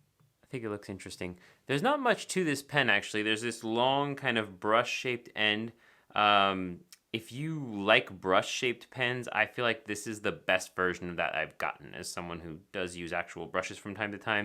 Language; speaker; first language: English; native; English